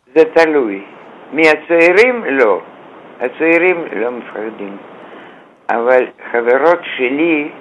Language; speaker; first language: Hebrew; non-native, fluent; Russian